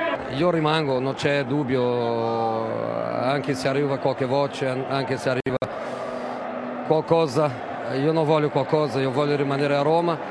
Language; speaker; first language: Italian; non-native, fluent; Portuguese